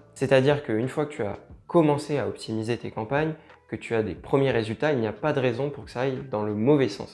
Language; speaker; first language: French; native; French